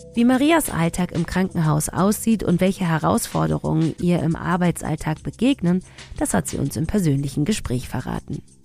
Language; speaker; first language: German; early bilingual, other home language; Tigrinya